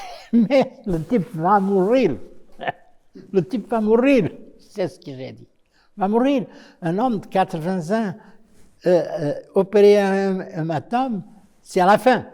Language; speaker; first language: French; non-native, fluent; Portuguese